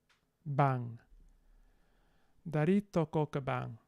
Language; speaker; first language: Indonesian; non-native, learner; English